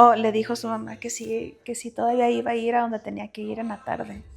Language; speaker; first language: Spanish; early bilingual, heritage; Spanish